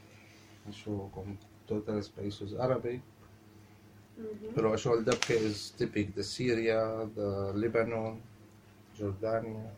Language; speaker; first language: Catalan; non-native, fluent; Arabic